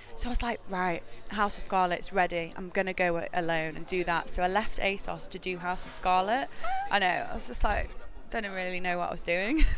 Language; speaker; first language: English; native; English